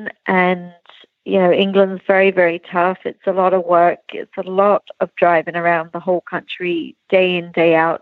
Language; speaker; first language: English; native; English